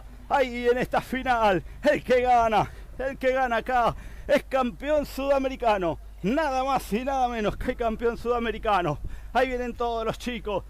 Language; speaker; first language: Spanish; native; Spanish